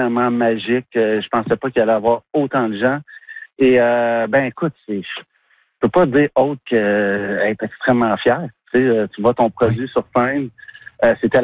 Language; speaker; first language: French; native; French